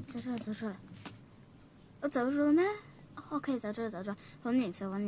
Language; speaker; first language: Chinese; native; Chinese